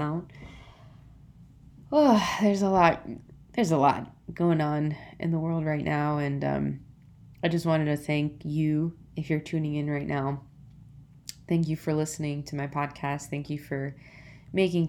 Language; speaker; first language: English; native; English